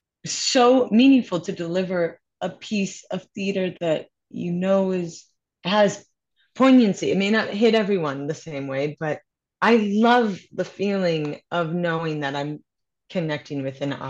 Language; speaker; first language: English; native; English